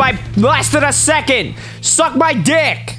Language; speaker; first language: English; native; English